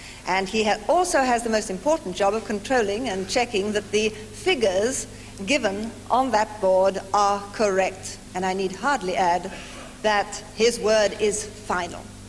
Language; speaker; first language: English; native; English